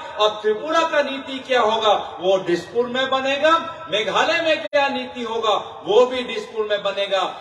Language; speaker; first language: Hindi; non-native, local second language; Assamese